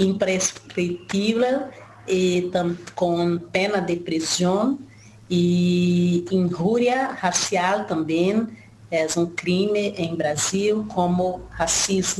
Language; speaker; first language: Spanish; non-native, fluent; Portuguese